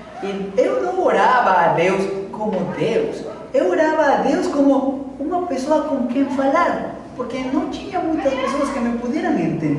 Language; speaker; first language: Portuguese; non-native, fluent; Spanish